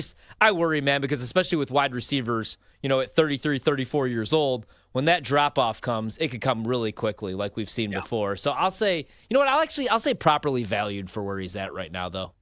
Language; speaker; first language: English; native; English